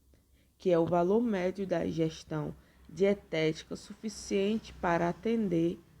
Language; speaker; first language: Portuguese; native; Portuguese